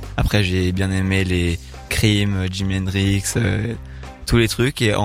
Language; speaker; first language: French; native; French